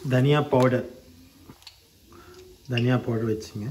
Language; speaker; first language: Tamil; non-native, learner; Telugu